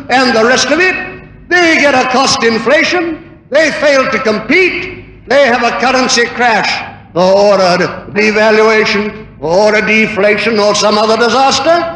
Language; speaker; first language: English; native; English